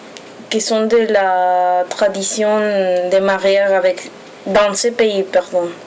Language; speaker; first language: French; non-native, learner; Spanish